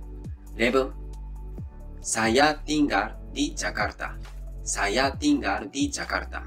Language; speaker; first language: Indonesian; non-native, fluent; Japanese